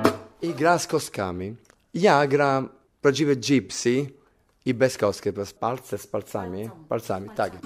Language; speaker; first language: Polish; non-native, learner; Italian